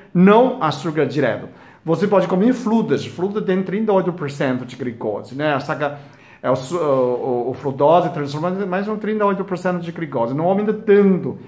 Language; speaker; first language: Portuguese; non-native, fluent; Chinese